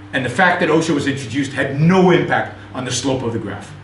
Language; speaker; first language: English; non-native, fluent; Hebrew